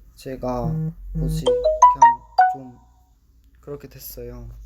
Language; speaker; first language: Korean; early bilingual, other home language; English